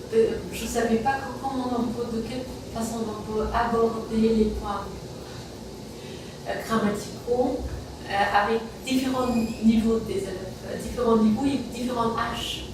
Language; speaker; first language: French; non-native, fluent; Persian